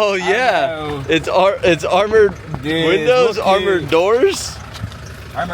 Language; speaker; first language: English; native; English